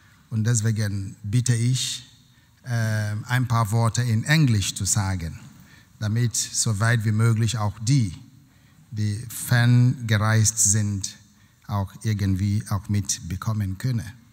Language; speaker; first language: German; non-native, fluent; Igbo